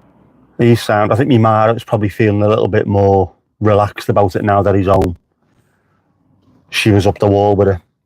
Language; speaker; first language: English; native; English